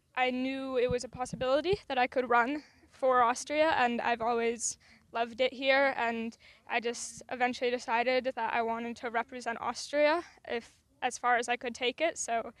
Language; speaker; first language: English; native; English